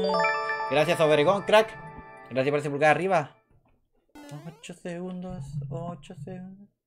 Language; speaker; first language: Spanish; native; Spanish